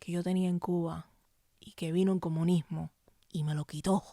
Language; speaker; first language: Spanish; early bilingual, heritage; Spanish